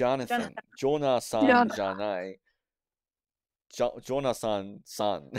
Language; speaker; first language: Japanese; non-native, learner; English